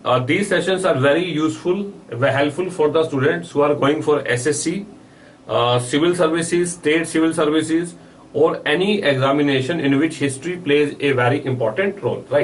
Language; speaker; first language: English; non-native, local second language; Hindi